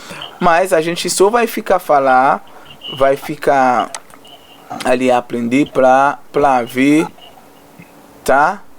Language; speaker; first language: Portuguese; non-native, learner; Haitian Creole